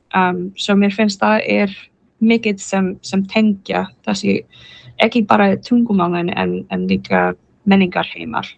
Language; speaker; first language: Icelandic; non-native, learner; English